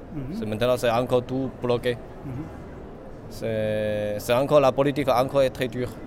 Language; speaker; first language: French; non-native, learner; Chinese